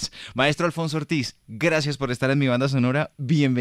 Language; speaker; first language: Spanish; native; Spanish